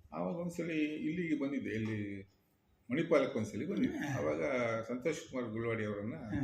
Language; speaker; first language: Kannada; non-native, local second language; Konkani